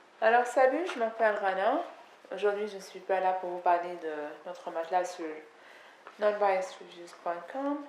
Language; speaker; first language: French; non-native, fluent; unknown